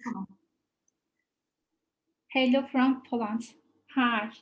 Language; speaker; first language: English; non-native, learner; Turkish